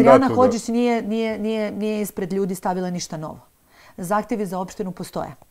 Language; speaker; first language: Serbian; native; Serbian